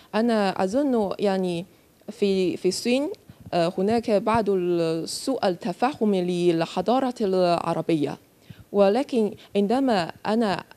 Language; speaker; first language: Arabic; non-native, learner; Chinese